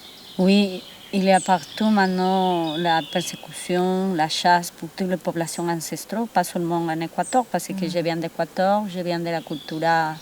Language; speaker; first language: French; non-native, fluent; Spanish